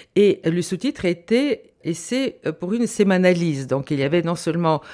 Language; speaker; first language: French; non-native, fluent; Bulgarian